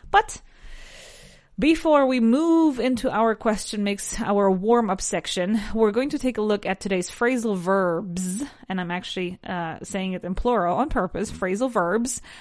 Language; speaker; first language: English; non-native, fluent; Spanish